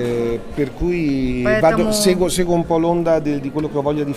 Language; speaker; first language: Italian; native; Italian